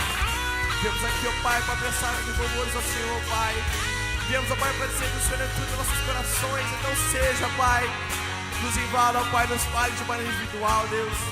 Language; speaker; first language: Portuguese; native; Portuguese